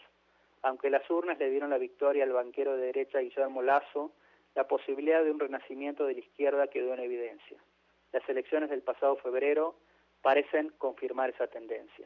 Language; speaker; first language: Spanish; native; Spanish